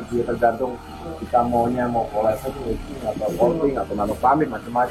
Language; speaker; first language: Indonesian; native; Indonesian